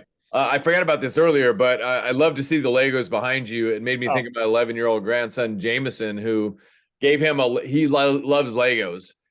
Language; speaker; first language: English; native; English